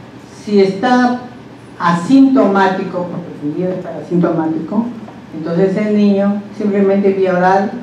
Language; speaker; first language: Spanish; native; Spanish